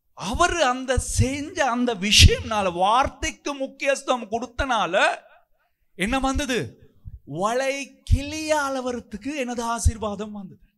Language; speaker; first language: Tamil; non-native, local second language; Sinhala